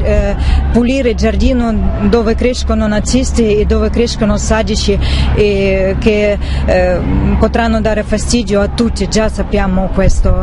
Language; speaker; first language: Italian; non-native, learner; Russian